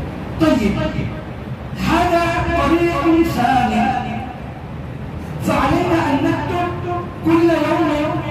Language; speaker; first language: Arabic; non-native, fluent; Urdu